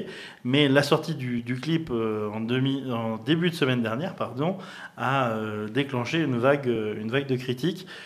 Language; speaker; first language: French; native; French